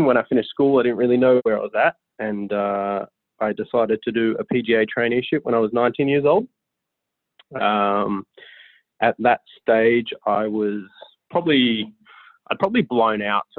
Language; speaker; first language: English; native; English